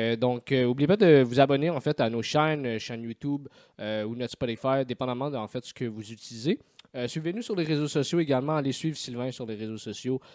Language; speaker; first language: French; native; French